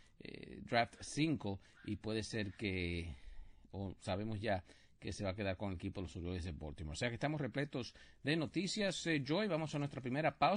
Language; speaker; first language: Spanish; native; Spanish